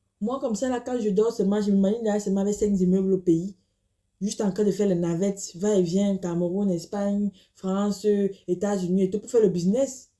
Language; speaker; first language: French; native; French